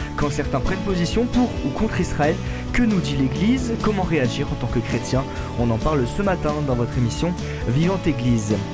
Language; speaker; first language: French; native; French